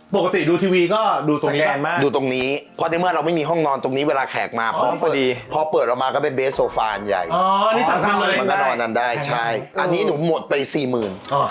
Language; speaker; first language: Thai; early bilingual, heritage; Swedish